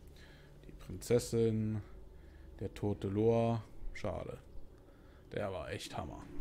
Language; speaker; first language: German; native; German